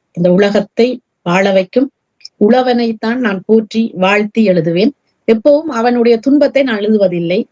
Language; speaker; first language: Tamil; early bilingual, heritage; Tamil